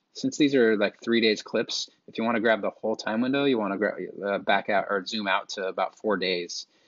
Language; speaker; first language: English; native; English